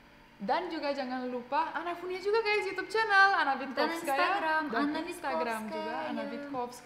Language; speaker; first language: Indonesian; non-native, fluent; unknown